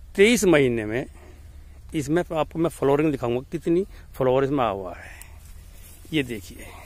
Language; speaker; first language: Hindi; native; Hindi